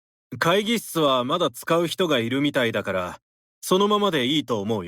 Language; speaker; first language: Japanese; non-native, learner; Indonesian